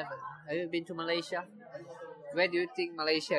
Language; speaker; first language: English; non-native, fluent; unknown